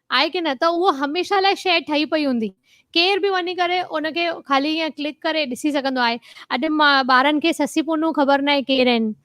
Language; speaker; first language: Sindhi; early bilingual, heritage; Sindhi